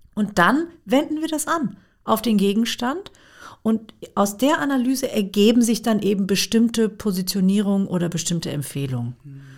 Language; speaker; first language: German; native; German